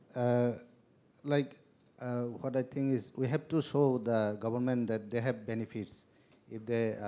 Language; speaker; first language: English; non-native, local second language; Kok Borok